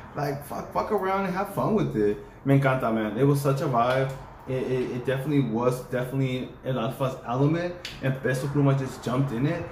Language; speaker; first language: English; early bilingual, other home language; Spanish